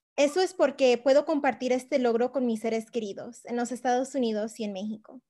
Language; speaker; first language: Spanish; native; Spanish